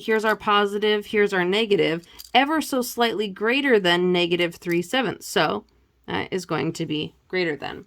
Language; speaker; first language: English; native; English